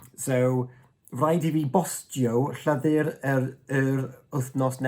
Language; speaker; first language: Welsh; non-native, learner; English